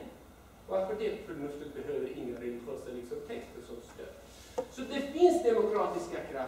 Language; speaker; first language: Swedish; non-native, fluent; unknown